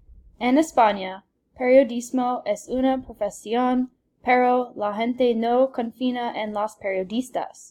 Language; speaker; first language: Spanish; non-native, learner; English